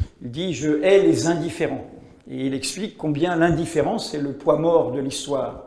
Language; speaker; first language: French; native; French